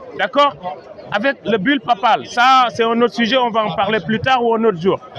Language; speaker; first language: French; non-native, local second language; Wolof